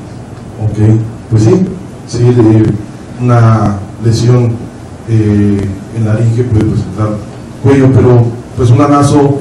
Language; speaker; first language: Spanish; native; Spanish